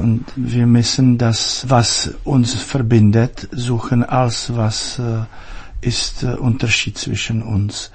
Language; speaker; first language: German; non-native, fluent; Czech